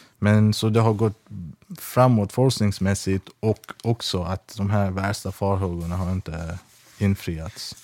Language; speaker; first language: Swedish; early bilingual, other home language; Persian